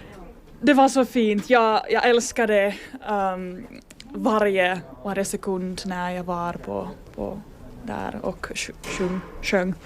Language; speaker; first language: Swedish; non-native, local second language; Finnish